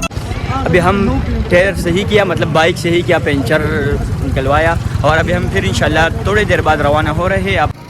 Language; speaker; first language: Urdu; non-native, local second language; Pashto